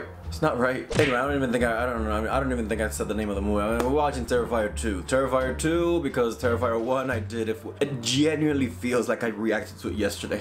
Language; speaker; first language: English; native; English